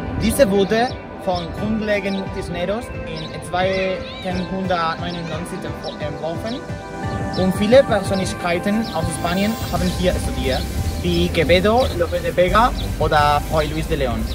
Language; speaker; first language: German; non-native, learner; Spanish